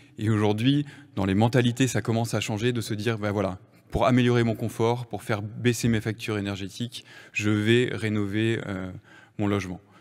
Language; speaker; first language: French; native; French